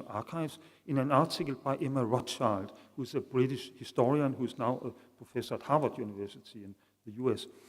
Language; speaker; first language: English; non-native, fluent; Danish